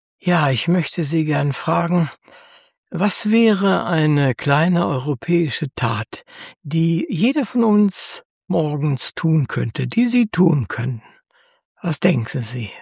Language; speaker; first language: German; native; German